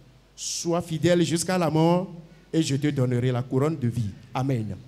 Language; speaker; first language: French; non-native, local second language; Ewe